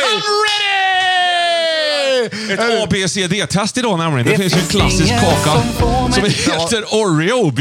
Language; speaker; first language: Swedish; native; Swedish